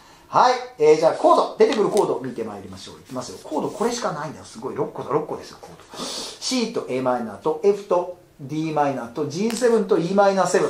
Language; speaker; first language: Japanese; native; Japanese